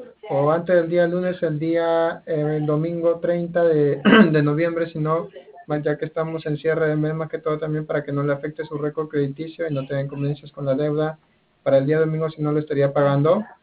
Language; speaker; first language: Spanish; native; Spanish